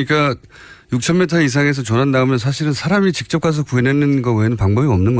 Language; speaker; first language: Korean; native; Korean